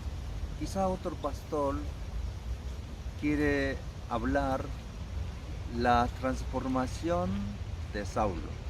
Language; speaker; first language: Spanish; non-native, learner; Korean